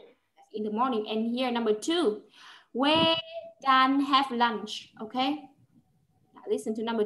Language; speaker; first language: English; non-native, fluent; Vietnamese